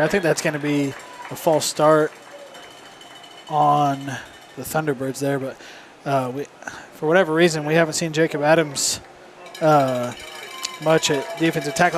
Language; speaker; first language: English; native; English